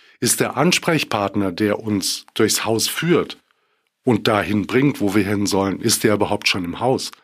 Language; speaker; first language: German; native; German